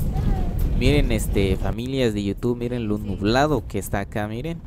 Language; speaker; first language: Spanish; native; Spanish